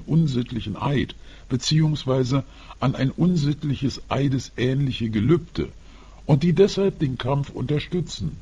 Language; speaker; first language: German; native; German